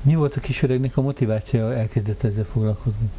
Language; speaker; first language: Hungarian; native; Hungarian